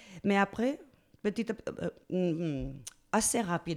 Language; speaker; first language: French; non-native, learner; Spanish